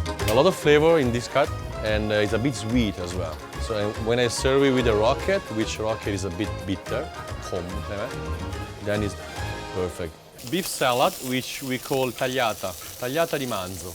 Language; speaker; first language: English; non-native, fluent; Italian